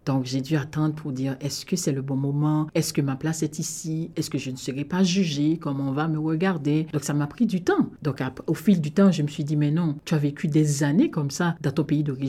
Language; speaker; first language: French; non-native, local second language; Haitian Creole